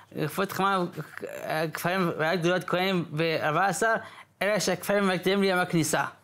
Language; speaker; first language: Hebrew; early bilingual, other home language; English